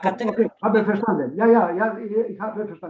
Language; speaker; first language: German; non-native, learner; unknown